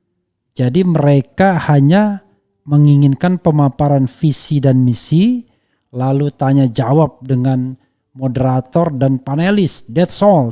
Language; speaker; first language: Indonesian; native; Indonesian